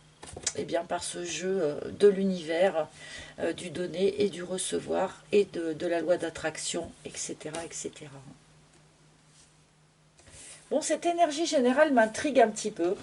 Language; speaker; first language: French; native; French